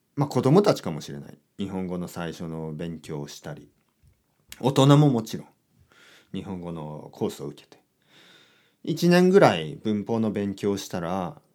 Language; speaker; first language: Japanese; native; Japanese